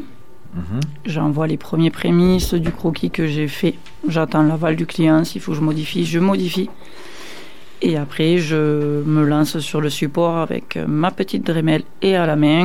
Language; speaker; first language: French; native; French